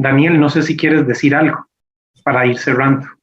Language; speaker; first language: Spanish; native; Spanish